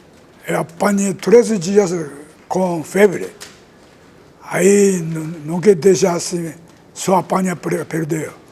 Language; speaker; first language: Portuguese; non-native, learner; Japanese